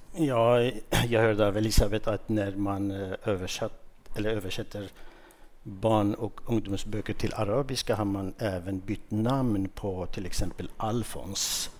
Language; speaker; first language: Swedish; non-native, fluent; Kurdish